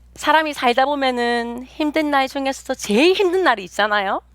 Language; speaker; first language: Korean; native; Korean